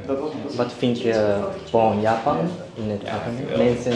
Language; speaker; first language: Dutch; non-native, learner; Japanese